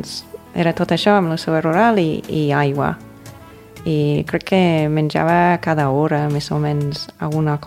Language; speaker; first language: Catalan; non-native, fluent; English